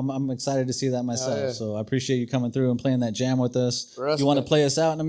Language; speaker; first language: English; native; English